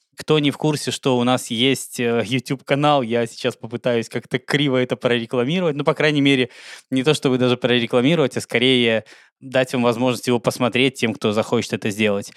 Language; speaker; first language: Russian; native; Russian